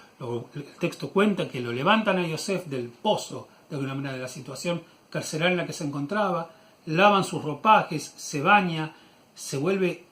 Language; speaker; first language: Spanish; native; Spanish